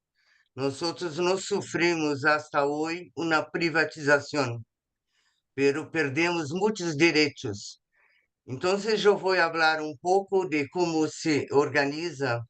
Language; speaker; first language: Spanish; non-native, fluent; Portuguese